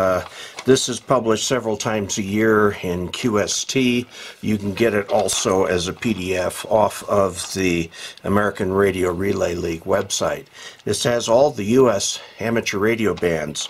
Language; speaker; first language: English; native; English